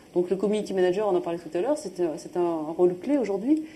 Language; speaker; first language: French; native; French